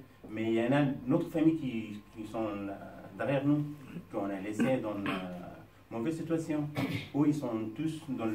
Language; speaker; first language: French; non-native, learner; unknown